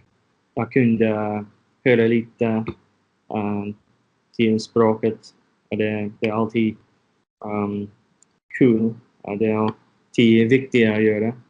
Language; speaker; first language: Swedish; non-native, learner; English